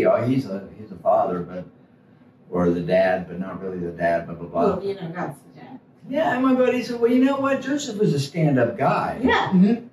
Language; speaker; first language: English; native; English